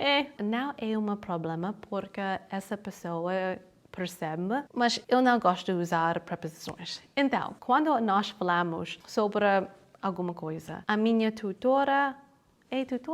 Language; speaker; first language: Portuguese; non-native, learner; English